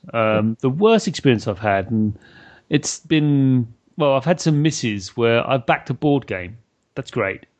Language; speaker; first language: English; native; English